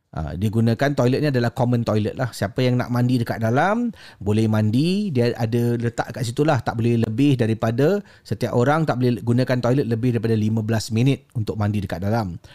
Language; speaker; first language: Malay; native; Malay